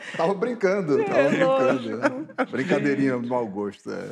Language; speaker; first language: Portuguese; native; Portuguese